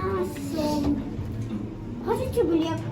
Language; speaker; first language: Russian; early bilingual, heritage; Russian